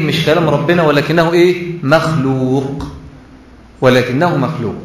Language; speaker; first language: Arabic; native; Arabic